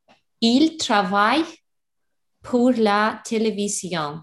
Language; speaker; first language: French; non-native, learner; Russian